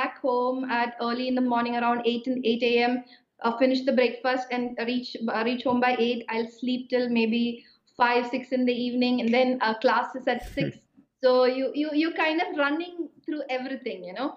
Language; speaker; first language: English; non-native, local second language; Malayalam